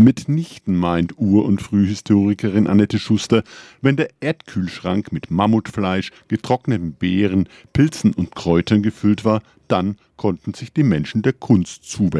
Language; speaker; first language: German; native; German